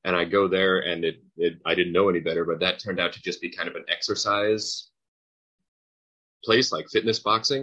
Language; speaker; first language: English; native; English